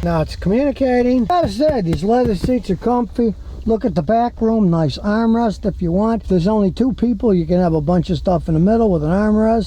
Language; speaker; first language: English; native; English